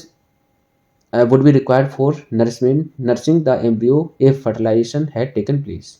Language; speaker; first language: English; non-native, local second language; Hindi